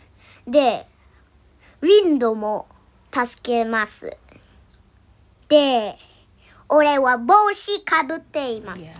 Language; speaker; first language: Japanese; non-native, learner; Indonesian